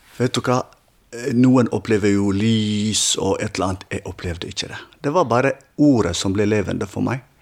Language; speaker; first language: Norwegian; non-native, fluent; Tigrinya